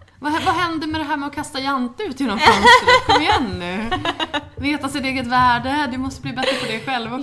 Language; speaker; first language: Swedish; native; Swedish